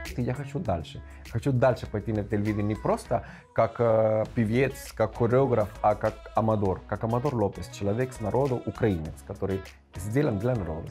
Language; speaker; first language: Ukrainian; non-native, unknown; Spanish